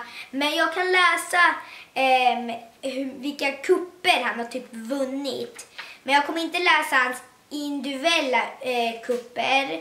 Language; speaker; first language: Swedish; early bilingual, other home language; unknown